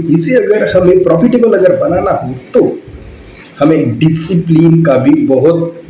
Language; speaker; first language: Hindi; non-native, local second language; Marathi